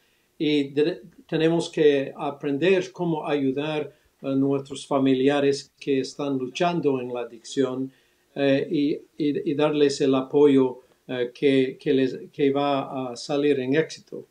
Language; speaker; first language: Spanish; early bilingual, other home language; English